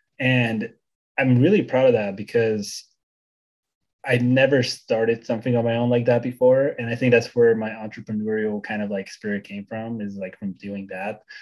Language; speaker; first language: English; early bilingual, other home language; Bulgarian